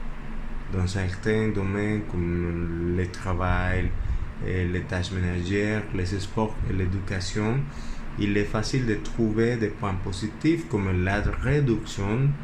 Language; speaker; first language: French; non-native, learner; Spanish